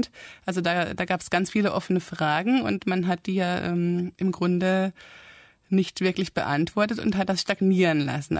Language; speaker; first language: German; native; German